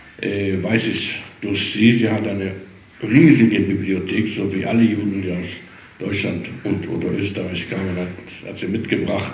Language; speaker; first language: German; early bilingual, heritage; German